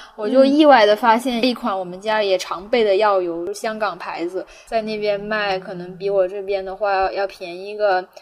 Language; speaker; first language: Chinese; non-native, local second language; Cantonese